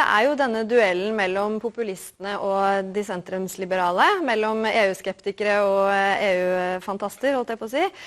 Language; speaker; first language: Norwegian; native; Norwegian